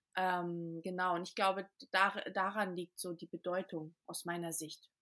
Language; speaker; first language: German; early bilingual, other home language; Portuguese